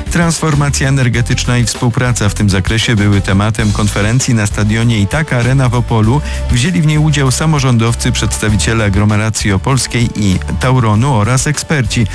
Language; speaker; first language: Polish; native; Polish